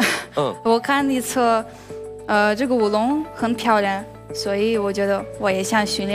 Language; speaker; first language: Chinese; non-native, learner; Russian